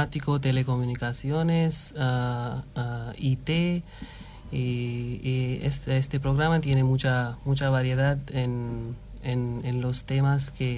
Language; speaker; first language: Spanish; non-native, fluent; Hindi